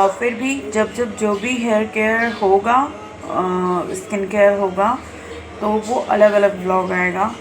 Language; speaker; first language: Hindi; non-native, local second language; Bangla